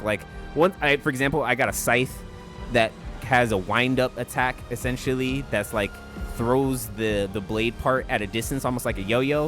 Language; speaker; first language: English; native; English